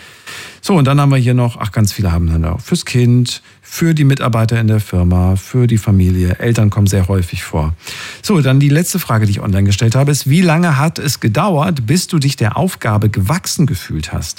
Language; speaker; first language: German; native; German